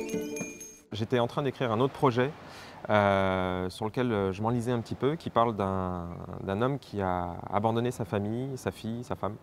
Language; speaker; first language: French; native; French